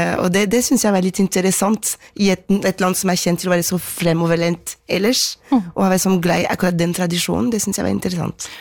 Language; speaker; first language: Norwegian; non-native, fluent; French